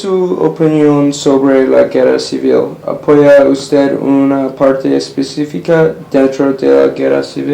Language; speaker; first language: Spanish; non-native, learner; English